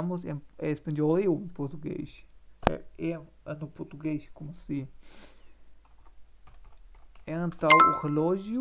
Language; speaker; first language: Portuguese; non-native, learner; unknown